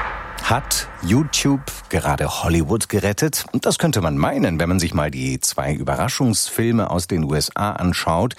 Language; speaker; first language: German; native; German